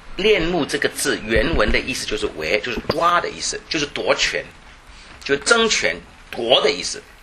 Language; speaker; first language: Chinese; non-native, local second language; Cantonese